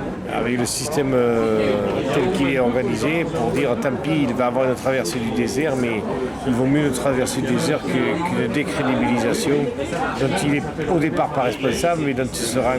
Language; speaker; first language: French; native; French